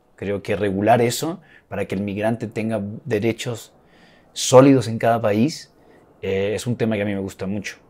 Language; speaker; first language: Spanish; native; Spanish